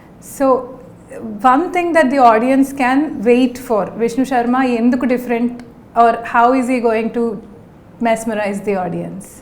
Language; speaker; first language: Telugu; native; Telugu